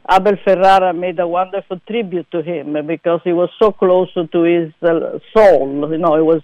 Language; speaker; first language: English; non-native, fluent; Italian